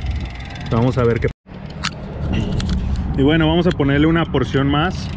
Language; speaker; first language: Spanish; native; Spanish